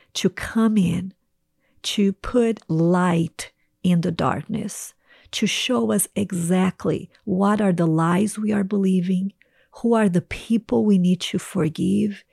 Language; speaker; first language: English; non-native, fluent; Portuguese